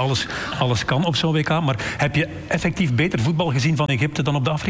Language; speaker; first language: Dutch; native; Dutch